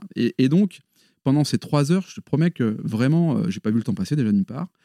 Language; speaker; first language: French; native; French